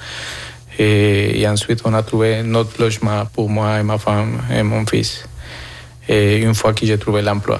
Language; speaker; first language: French; non-native, fluent; Spanish